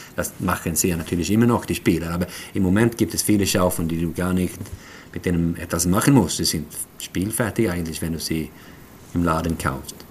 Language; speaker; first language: German; non-native, fluent; Swedish